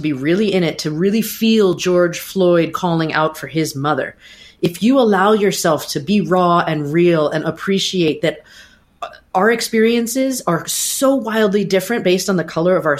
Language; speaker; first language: English; native; English